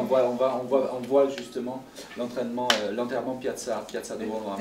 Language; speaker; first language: French; native; French